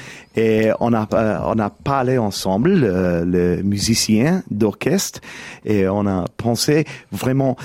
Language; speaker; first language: French; non-native, learner; English